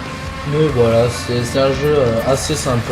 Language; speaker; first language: French; native; French